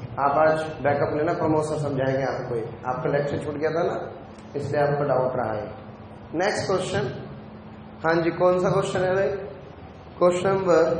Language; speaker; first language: Hindi; native; Hindi